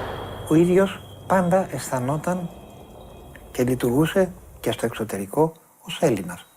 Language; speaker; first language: Greek; native; Greek